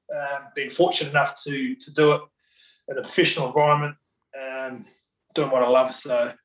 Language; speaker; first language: English; native; English